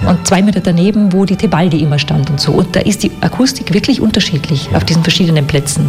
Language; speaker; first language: German; native; German